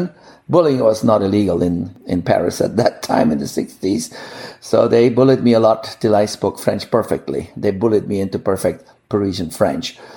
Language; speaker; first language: English; non-native, fluent; Dutch